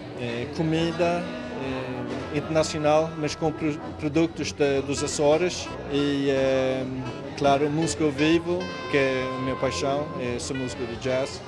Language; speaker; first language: Portuguese; non-native, fluent; Swedish